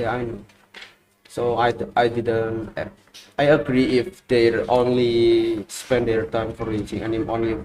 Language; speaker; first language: English; non-native, learner; Indonesian